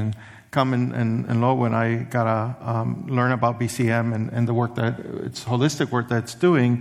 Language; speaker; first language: English; early bilingual, other home language; Spanish